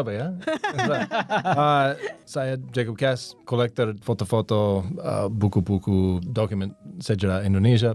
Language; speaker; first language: Indonesian; non-native, learner; English